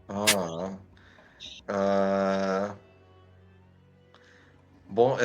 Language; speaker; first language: French; non-native, learner; English